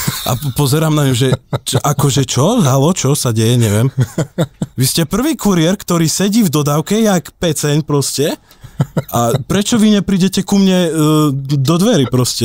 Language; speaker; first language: Slovak; native; Slovak